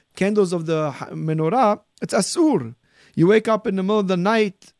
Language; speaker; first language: English; early bilingual, heritage; Arabic